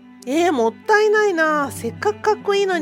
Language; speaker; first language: Japanese; native; Japanese